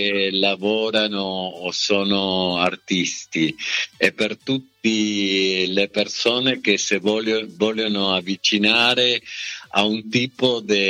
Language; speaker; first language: Italian; non-native, fluent; Spanish